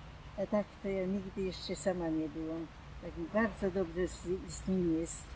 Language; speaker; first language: Polish; non-native, local second language; German